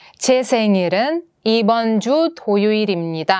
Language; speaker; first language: Korean; non-native, fluent; Russian